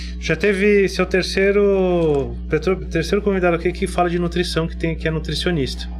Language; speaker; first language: Portuguese; native; Portuguese